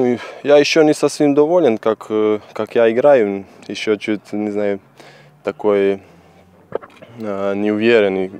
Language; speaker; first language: Russian; non-native, learner; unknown